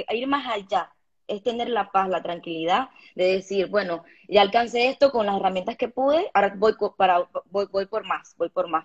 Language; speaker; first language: Spanish; native; Spanish